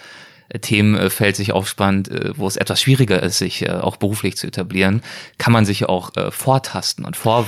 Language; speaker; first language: German; native; German